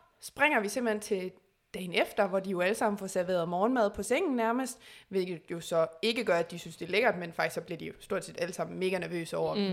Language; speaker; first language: Danish; native; Danish